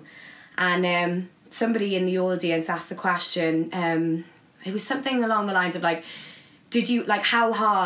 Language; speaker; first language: English; native; English